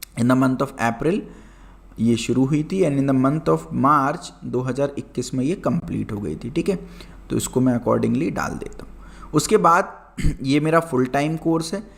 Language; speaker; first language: Hindi; native; Hindi